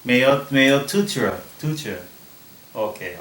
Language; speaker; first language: Chinese; non-native, learner; English